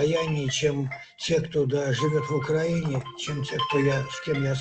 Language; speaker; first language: Russian; native; Russian